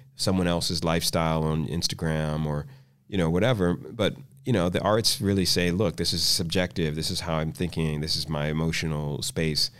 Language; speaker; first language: English; native; English